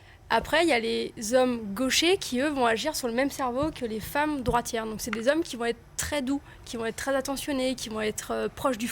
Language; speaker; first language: French; native; French